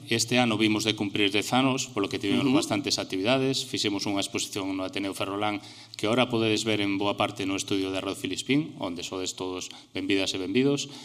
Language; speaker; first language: Galician; non-native, local second language; Spanish